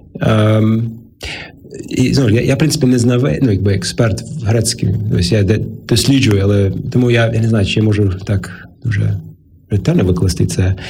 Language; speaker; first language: Ukrainian; non-native, learner; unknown